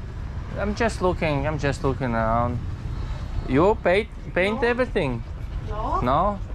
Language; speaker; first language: English; non-native, learner; Latvian